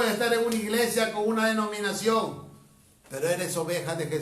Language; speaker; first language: Spanish; native; Spanish